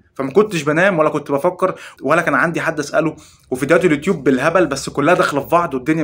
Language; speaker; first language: Arabic; native; Arabic